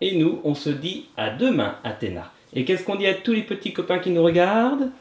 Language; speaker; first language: French; native; French